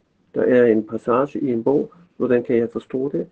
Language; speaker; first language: Danish; non-native, fluent; German